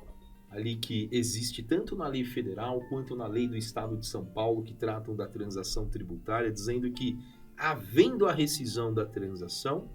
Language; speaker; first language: Portuguese; native; Portuguese